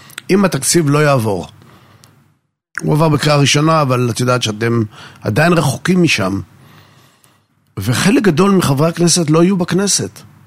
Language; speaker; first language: Hebrew; native; Hebrew